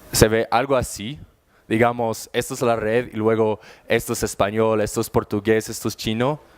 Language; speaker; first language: Spanish; non-native, fluent; German